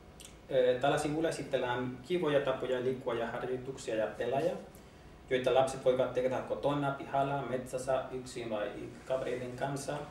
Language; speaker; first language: Finnish; non-native, learner; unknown